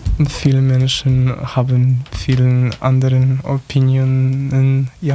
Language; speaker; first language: German; non-native, learner; Polish